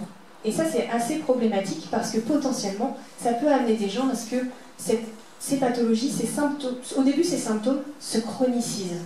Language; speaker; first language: French; native; French